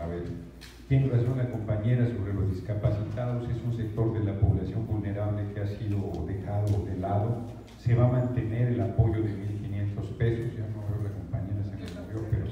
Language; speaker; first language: Spanish; native; Spanish